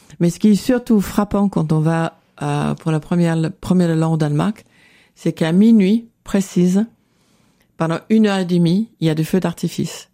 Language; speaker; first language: French; non-native, fluent; Danish